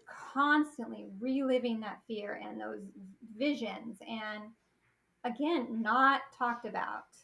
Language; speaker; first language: English; native; English